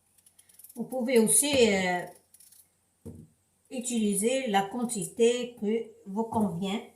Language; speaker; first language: French; non-native, local second language; Arabic